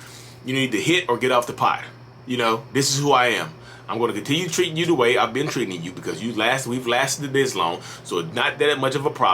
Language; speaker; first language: English; native; English